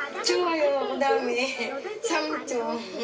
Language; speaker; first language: Korean; non-native, learner; Filipino